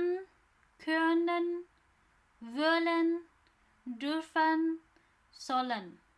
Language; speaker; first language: German; non-native, fluent; Indonesian